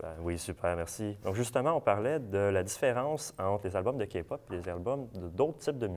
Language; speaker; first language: French; native; French